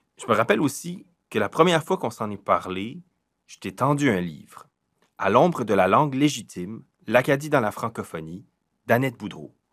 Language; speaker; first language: French; native; French